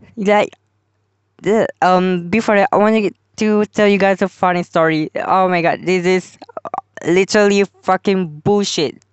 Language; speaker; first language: English; non-native, local second language; Malay